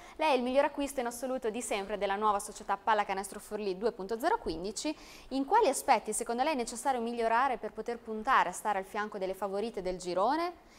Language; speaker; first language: Italian; native; Italian